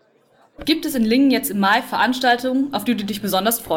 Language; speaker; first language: German; native; German